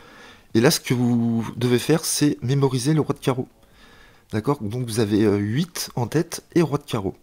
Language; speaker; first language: French; native; French